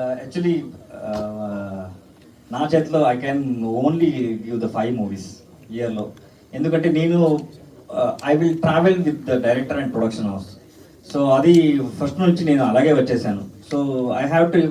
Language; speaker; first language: Telugu; non-native, learner; Kannada